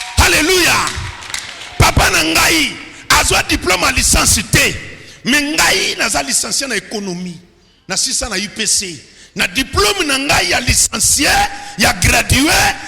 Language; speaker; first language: Lingala; native; Lingala